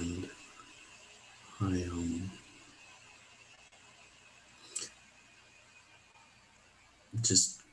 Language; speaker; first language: English; native; English